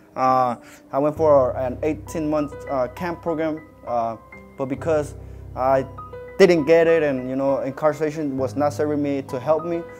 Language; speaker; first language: English; native; English